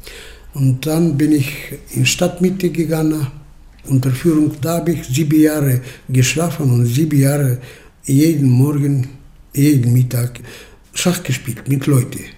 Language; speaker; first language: German; early bilingual, heritage; German